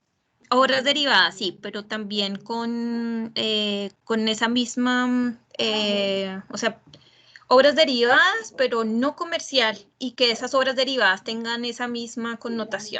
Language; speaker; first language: Spanish; native; Spanish